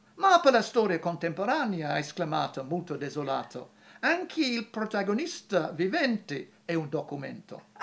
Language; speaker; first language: Italian; non-native, fluent; English